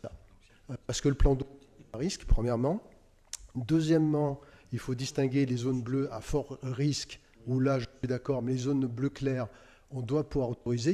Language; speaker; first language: French; native; French